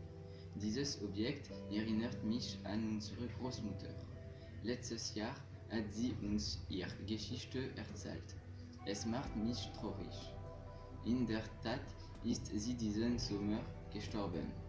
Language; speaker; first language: German; non-native, learner; French